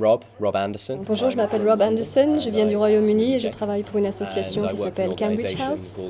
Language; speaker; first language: French; non-native, fluent; English